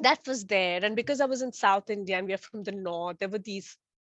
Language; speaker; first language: English; non-native, local second language; Bangla